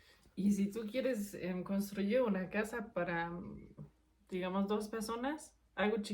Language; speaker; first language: Spanish; non-native, fluent; German